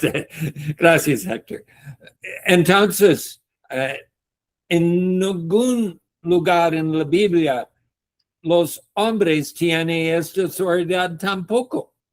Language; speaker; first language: Spanish; non-native, learner; English